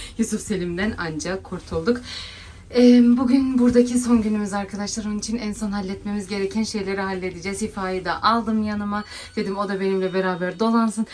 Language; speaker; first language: Turkish; native; Turkish